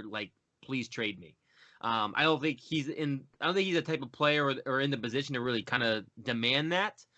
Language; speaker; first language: English; native; English